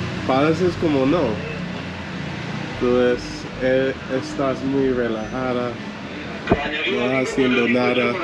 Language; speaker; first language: Spanish; non-native, learner; English